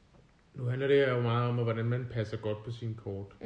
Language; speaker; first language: Danish; native; Danish